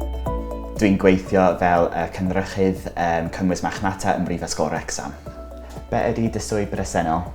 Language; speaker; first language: Welsh; non-native, local second language; English